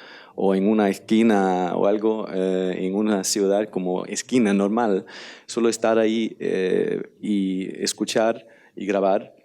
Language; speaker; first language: Spanish; non-native, learner; Danish